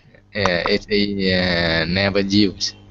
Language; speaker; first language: English; non-native, learner; Vietnamese